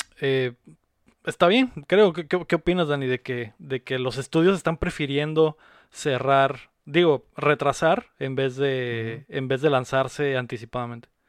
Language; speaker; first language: Spanish; native; Spanish